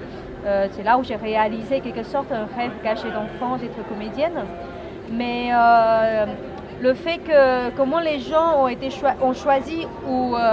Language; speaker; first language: French; non-native, fluent; Chinese